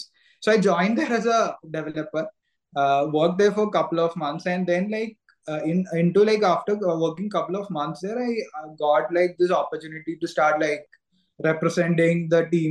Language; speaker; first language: English; non-native, local second language; Malayalam